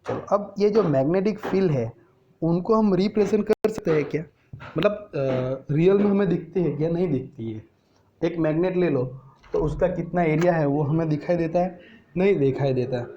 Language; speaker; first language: Hindi; non-native, local second language; Gujarati